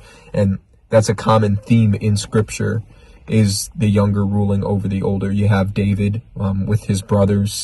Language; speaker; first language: English; native; English